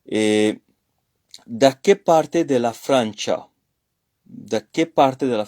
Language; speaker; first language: Italian; non-native, fluent; French